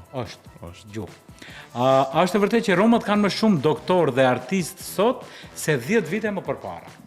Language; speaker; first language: Albanian; native; Albanian